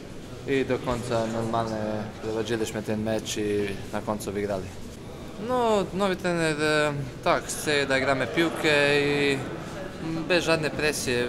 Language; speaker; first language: Polish; non-native, fluent; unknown